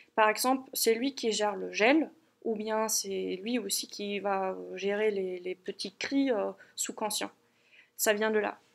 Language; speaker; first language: French; non-native, fluent; German